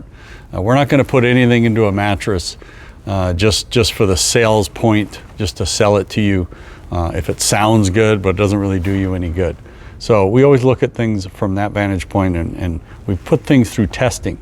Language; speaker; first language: English; native; English